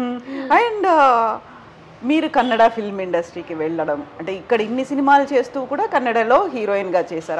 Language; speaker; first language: Telugu; native; Telugu